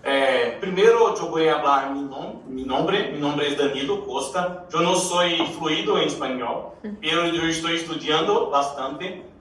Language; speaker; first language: Spanish; non-native, learner; Portuguese